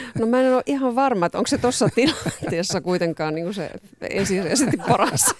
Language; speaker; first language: Finnish; native; Finnish